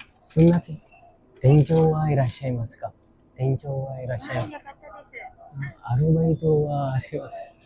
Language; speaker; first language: Japanese; non-native, learner; Sinhala